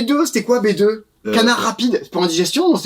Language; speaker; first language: French; native; French